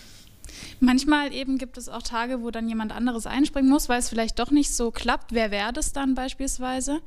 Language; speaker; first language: German; native; German